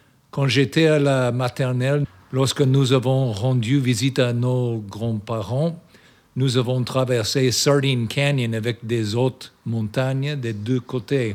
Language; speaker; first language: French; non-native, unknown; English